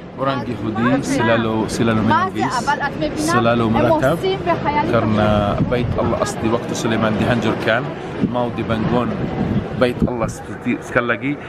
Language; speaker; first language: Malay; non-native, learner; Arabic